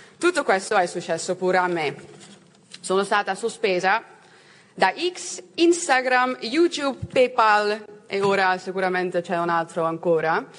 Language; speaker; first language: Italian; non-native, learner; Dutch